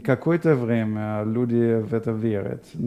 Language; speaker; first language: Russian; non-native, fluent; German